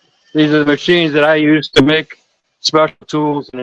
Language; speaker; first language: English; native; English